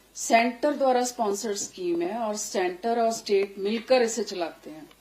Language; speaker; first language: Hindi; non-native, local second language; Punjabi